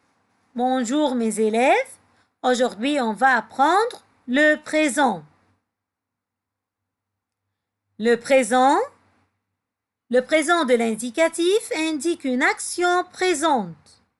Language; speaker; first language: French; non-native, fluent; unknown